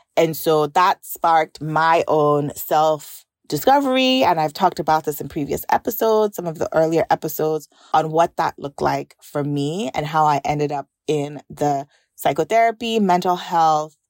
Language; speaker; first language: English; non-native, local second language; Yoruba